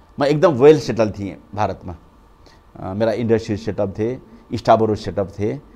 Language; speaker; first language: Nepali; native; Nepali